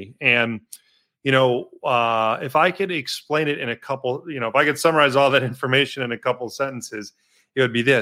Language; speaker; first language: English; native; English